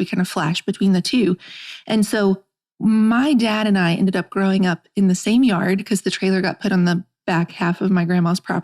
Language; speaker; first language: English; native; English